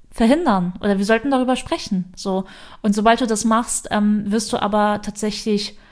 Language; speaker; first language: German; early bilingual, other home language; Turkish